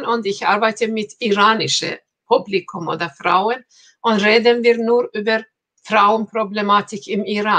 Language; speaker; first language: German; non-native, fluent; Persian